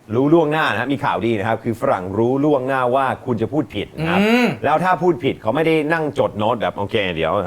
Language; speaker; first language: Thai; early bilingual, other home language; English